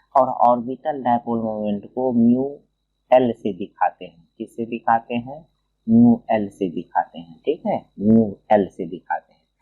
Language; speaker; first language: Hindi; native; Hindi